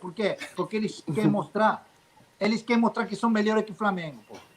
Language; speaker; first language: Portuguese; non-native, fluent; Spanish